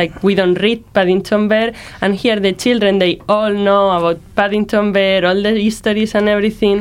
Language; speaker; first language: English; non-native, learner; Spanish